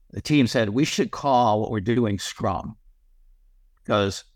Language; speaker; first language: English; native; English